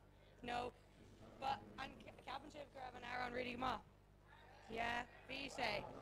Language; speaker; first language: Irish; non-native, learner; English